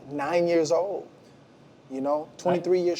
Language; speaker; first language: English; native; English